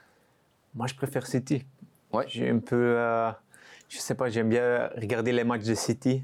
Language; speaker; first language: French; non-native, local second language; Dutch